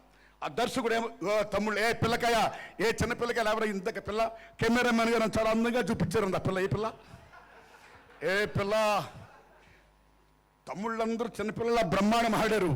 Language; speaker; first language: Telugu; native; Telugu